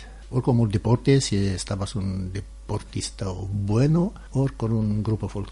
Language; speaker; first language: Spanish; non-native, learner; Romanian